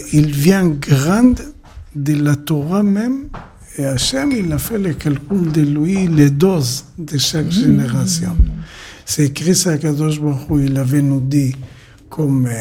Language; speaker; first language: French; non-native, learner; Hebrew